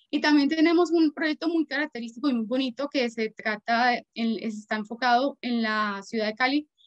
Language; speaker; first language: Spanish; native; Spanish